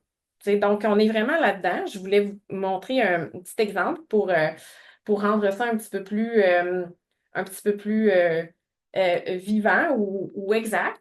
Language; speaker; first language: French; native; French